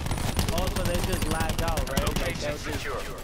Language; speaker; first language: English; native; English